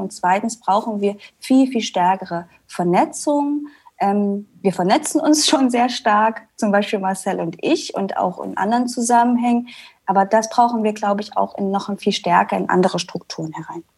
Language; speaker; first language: German; native; German